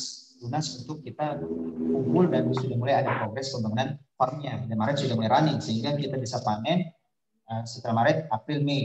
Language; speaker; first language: Indonesian; native; Indonesian